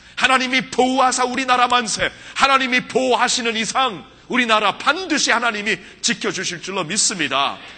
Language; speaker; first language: Korean; early bilingual, heritage; Korean